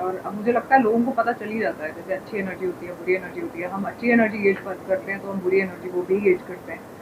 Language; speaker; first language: Hindi; native; Hindi